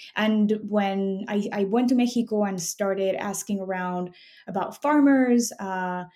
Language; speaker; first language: English; non-native, fluent; Spanish